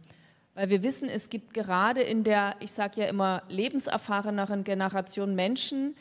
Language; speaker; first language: German; native; German